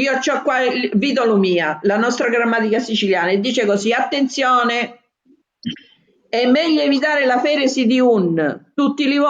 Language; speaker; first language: Italian; native; Italian